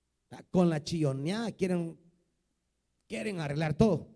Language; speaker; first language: Spanish; native; Spanish